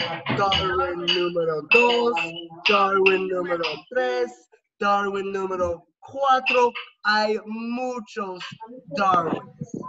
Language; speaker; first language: Spanish; non-native, fluent; English